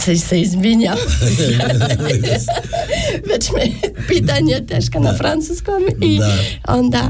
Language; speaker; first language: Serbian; non-native, learner; French